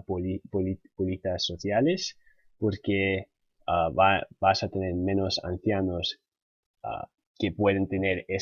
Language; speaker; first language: Spanish; non-native, fluent; English